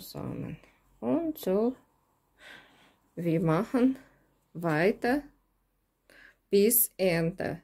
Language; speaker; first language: German; non-native, fluent; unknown